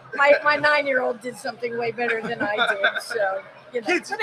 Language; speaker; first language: English; native; English